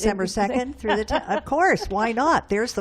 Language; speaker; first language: English; native; English